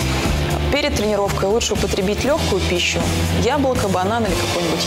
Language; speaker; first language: Russian; native; Russian